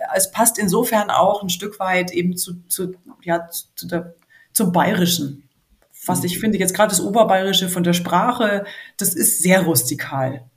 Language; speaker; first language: German; native; German